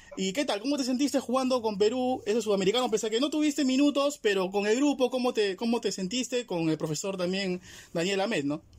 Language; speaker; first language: Spanish; native; Spanish